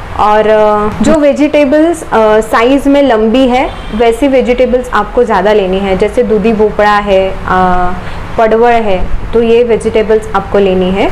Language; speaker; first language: Hindi; non-native, local second language; Marathi